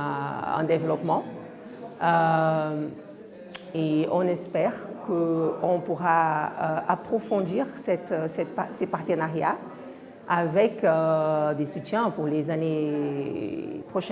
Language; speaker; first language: French; non-native, fluent; Portuguese